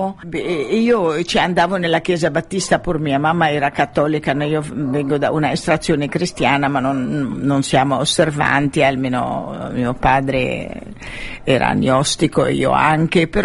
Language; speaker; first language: Italian; non-native, fluent; Arabic